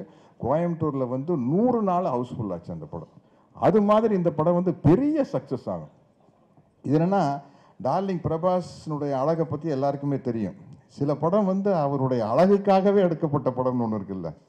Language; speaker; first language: Tamil; native; Tamil